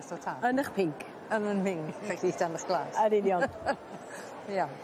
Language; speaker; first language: Welsh; native; Welsh